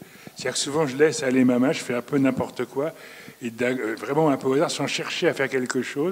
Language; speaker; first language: French; native; French